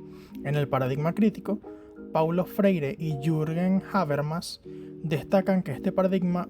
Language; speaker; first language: Spanish; native; Spanish